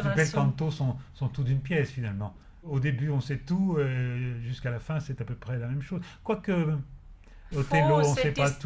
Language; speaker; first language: French; native; French